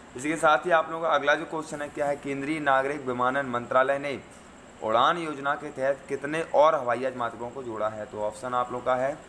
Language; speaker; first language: Hindi; native; Hindi